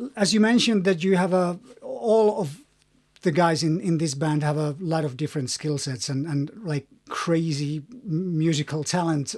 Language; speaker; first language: English; non-native, fluent; Finnish